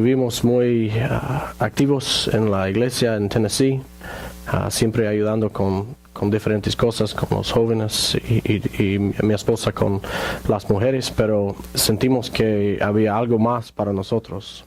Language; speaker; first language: Spanish; non-native, fluent; English